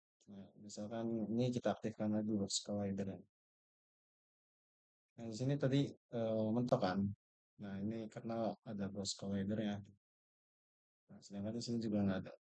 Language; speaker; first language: Indonesian; native; Indonesian